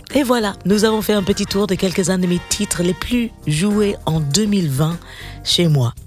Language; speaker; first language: French; non-native, fluent; English